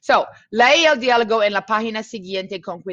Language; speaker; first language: Spanish; non-native, fluent; English